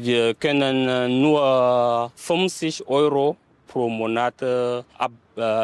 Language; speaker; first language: German; non-native, learner; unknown